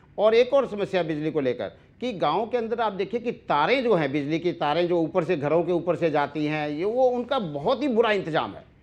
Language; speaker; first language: Hindi; native; Hindi